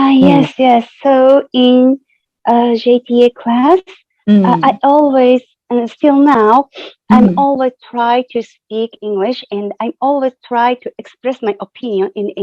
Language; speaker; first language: English; non-native, fluent; Japanese